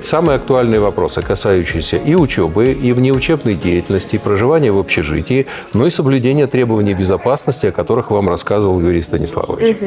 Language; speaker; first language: Russian; native; Russian